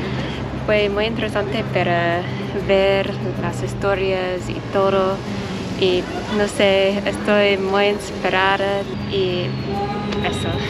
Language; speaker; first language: Spanish; non-native, learner; English